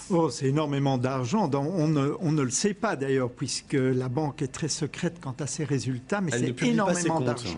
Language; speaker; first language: French; native; French